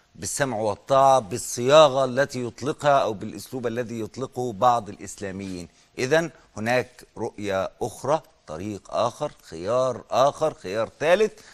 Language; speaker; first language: Arabic; native; Arabic